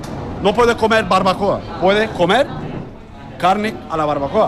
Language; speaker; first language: Spanish; non-native, learner; Turkish